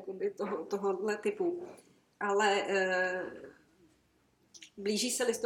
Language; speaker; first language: Czech; native; Czech